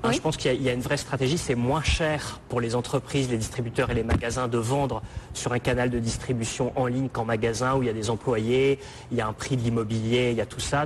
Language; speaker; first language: French; native; French